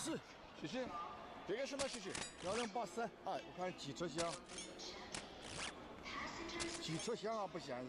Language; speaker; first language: Chinese; non-native, learner; English